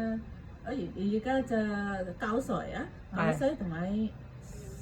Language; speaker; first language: Cantonese; non-native, learner; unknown